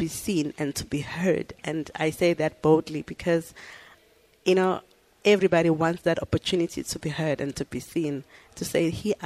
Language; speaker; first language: English; non-native, local second language; Zulu